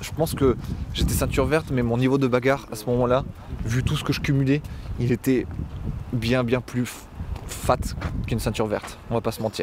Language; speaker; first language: French; native; French